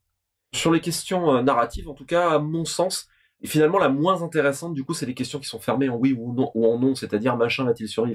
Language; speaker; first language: French; native; French